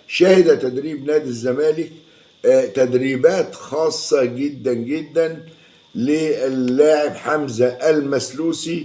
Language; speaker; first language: Arabic; native; Arabic